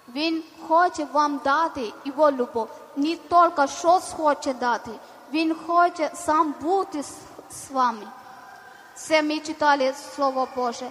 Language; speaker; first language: Ukrainian; non-native, learner; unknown